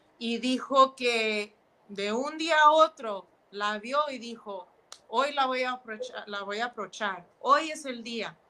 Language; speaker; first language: Spanish; early bilingual, heritage; Spanish